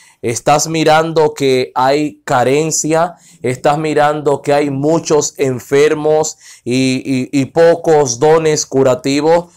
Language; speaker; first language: Spanish; non-native, fluent; Haitian Creole